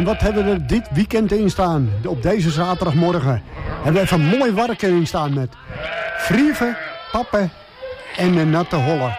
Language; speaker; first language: Dutch; native; Dutch